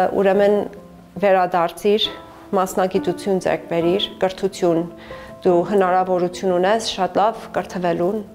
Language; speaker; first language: Armenian; early bilingual, heritage; Armenian